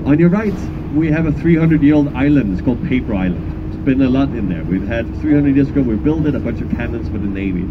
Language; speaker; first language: English; non-native, fluent; Danish